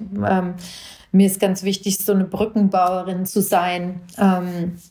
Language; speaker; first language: German; native; German